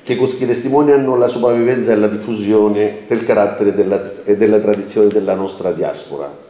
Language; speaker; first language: Italian; non-native, fluent; Greek